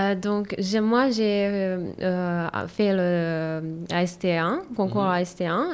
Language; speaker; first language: French; non-native, fluent; Serbian